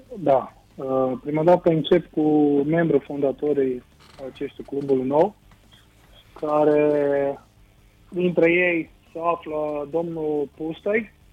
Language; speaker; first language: Romanian; non-native, fluent; Portuguese